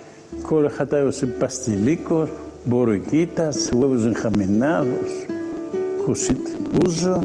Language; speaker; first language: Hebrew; non-native, fluent; Ladino